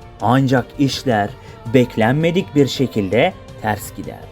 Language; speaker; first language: Turkish; native; Turkish